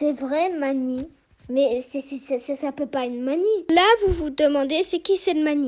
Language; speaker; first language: French; native; French